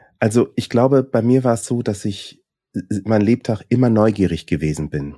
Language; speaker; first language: German; early bilingual, other home language; Swahili